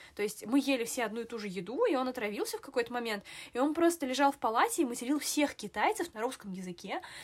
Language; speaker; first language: Russian; native; Russian